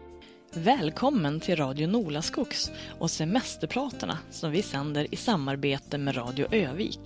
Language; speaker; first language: Swedish; native; Swedish